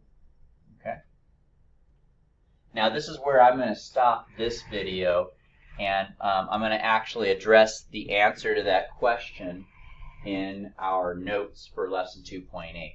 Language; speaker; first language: English; native; English